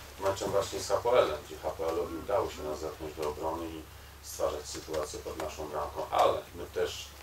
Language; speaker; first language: Polish; native; Polish